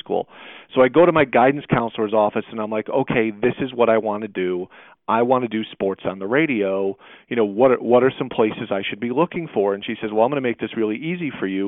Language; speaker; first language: English; native; English